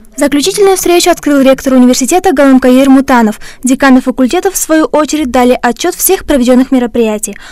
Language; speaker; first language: Russian; non-native, local second language; Kazakh